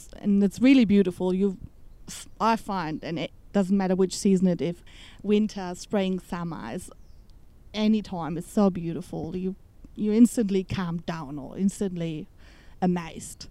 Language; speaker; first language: English; non-native, fluent; German